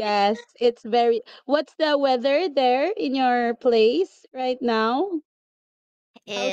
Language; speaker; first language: English; non-native, local second language; Filipino